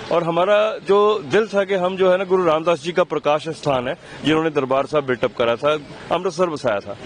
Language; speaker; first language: Urdu; non-native, local second language; Punjabi